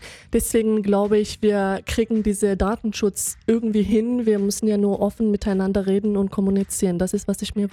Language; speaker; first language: German; non-native, fluent; Persian